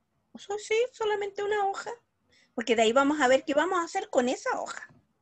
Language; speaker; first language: Spanish; native; Spanish